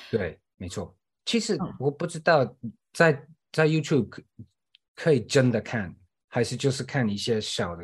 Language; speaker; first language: Chinese; non-native, fluent; English